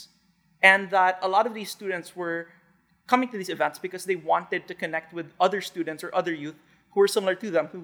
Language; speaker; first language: English; non-native, local second language; Hiligaynon